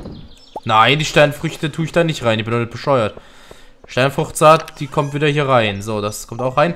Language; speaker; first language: German; native; German